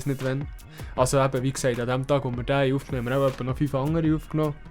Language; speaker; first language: German; native; German